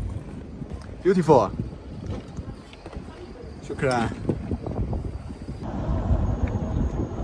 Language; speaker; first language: Chinese; native; Chinese